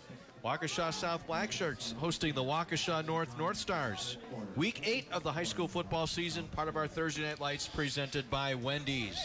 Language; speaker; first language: English; native; English